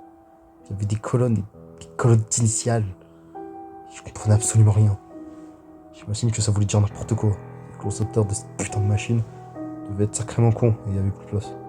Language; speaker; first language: French; native; French